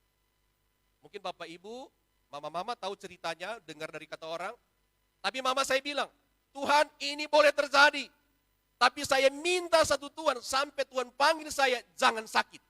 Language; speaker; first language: Indonesian; native; Indonesian